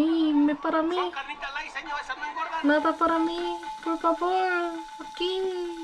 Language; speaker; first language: Spanish; non-native, learner; Korean